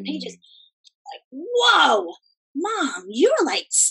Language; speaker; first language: English; native; English